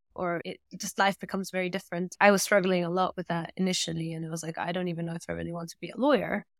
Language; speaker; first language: English; non-native, fluent; German